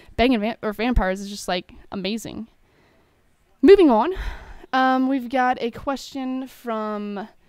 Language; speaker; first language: English; native; English